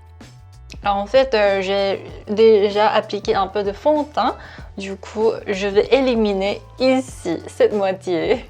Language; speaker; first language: French; non-native, fluent; Korean